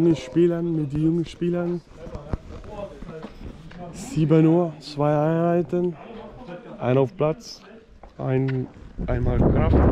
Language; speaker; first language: German; non-native, learner; Danish